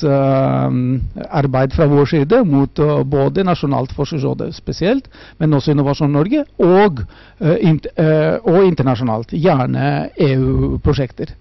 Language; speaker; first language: Norwegian; non-native, fluent; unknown